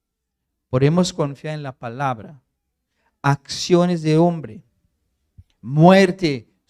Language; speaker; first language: Spanish; non-native, fluent; English